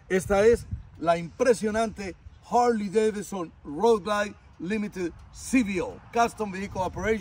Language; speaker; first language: Spanish; native; Spanish